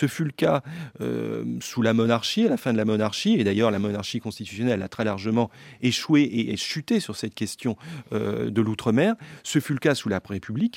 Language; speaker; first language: French; native; French